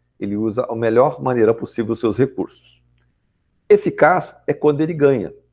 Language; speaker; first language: Portuguese; native; Portuguese